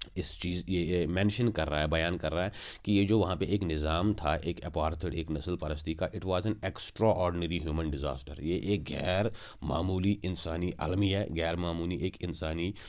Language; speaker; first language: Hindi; non-native, local second language; Kashmiri